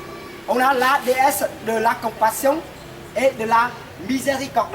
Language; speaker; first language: French; non-native, fluent; Vietnamese